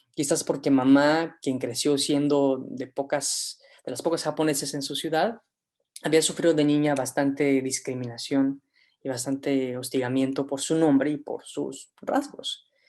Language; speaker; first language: Spanish; native; Spanish